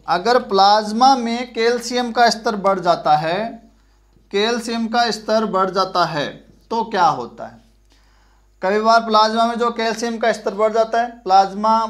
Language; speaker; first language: Hindi; native; Hindi